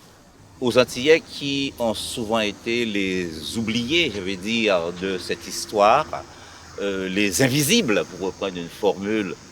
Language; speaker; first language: French; native; French